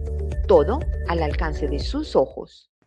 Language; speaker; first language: Spanish; native; Spanish